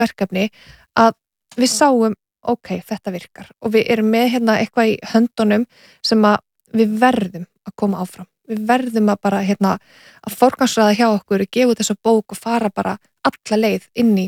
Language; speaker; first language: Icelandic; native; Icelandic